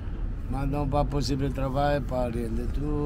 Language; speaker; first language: French; non-native, learner; Romanian